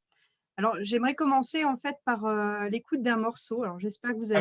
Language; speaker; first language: French; native; French